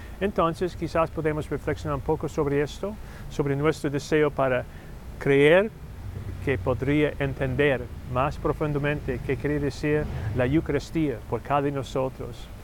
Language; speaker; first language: Spanish; non-native, fluent; English